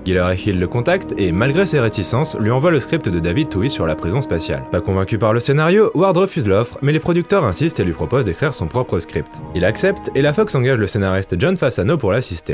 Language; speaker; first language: French; native; French